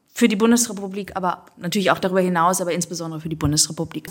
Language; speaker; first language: German; native; German